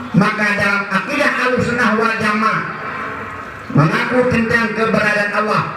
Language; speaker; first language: Malay; non-native, local second language; Achinese